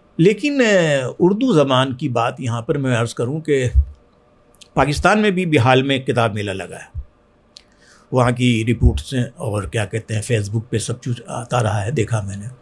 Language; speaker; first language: Urdu; native; Urdu